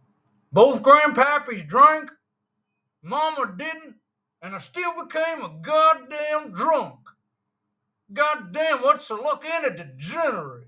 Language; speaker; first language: English; native; English